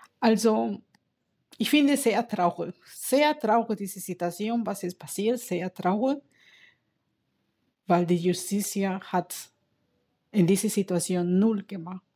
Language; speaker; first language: German; non-native, learner; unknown